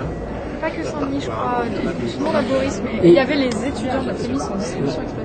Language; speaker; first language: French; native; French